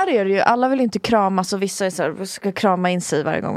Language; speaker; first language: Swedish; native; Swedish